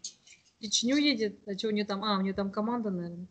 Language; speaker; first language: Russian; native; Russian